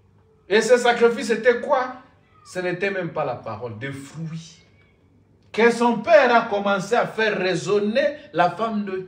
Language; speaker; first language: French; non-native, local second language; Lingala